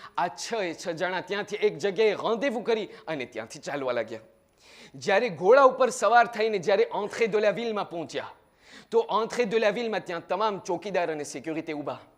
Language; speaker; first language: Gujarati; early bilingual, heritage; Gujarati